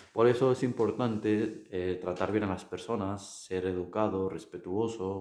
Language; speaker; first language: Spanish; non-native, fluent; Arabic